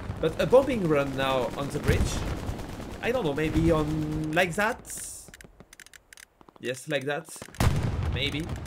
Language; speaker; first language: English; non-native, learner; French